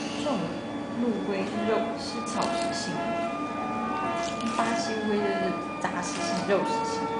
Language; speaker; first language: Chinese; native; Chinese